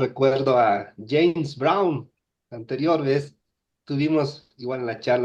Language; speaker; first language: Spanish; native; Spanish